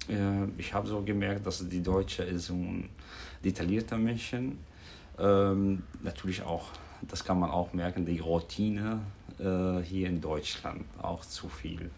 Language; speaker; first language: German; non-native, learner; Arabic